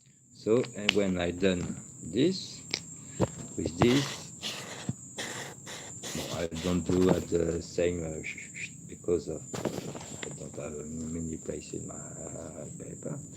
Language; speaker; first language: English; non-native, learner; French